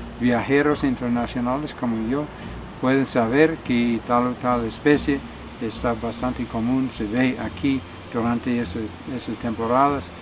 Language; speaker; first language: Spanish; non-native, learner; English